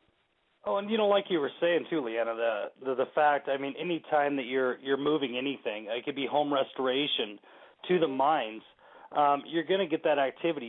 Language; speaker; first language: English; native; English